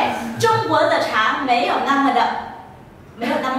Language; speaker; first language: Chinese; non-native, fluent; Vietnamese